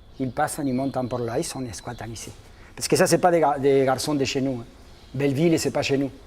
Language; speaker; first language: French; non-native, fluent; Spanish